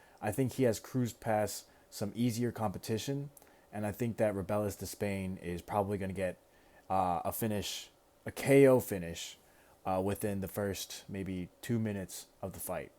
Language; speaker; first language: English; native; English